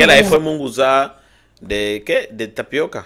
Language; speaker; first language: Portuguese; native; Portuguese